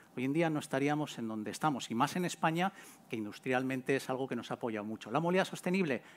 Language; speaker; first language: Spanish; native; Spanish